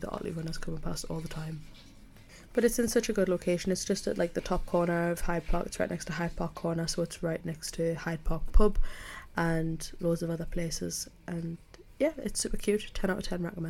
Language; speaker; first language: English; native; English